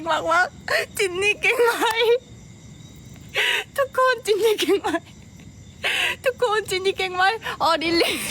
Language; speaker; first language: Thai; non-native, learner; Korean